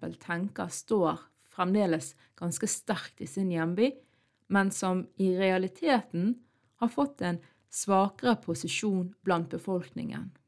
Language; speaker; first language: Norwegian; early bilingual, other home language; Arabic